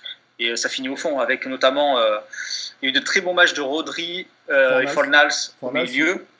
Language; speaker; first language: French; native; French